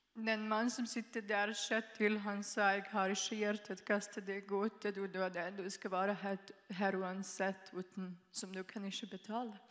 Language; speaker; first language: Norwegian; non-native, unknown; Croatian